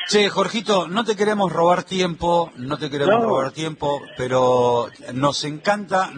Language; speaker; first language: Spanish; native; Spanish